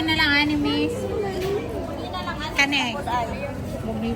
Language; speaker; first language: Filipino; non-native, local second language; Cebuano